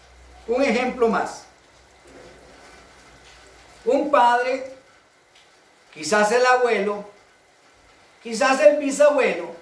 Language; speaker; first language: Spanish; native; Spanish